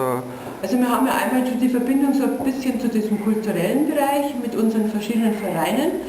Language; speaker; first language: German; native; German